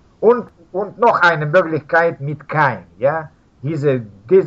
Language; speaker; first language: German; non-native, fluent; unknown